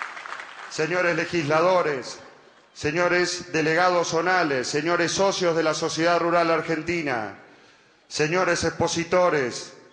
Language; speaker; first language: Spanish; native; Spanish